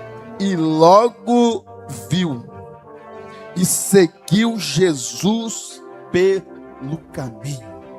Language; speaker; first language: Portuguese; native; Portuguese